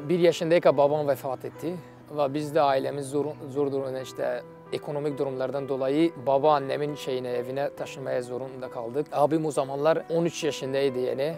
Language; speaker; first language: Turkish; non-native, fluent; Persian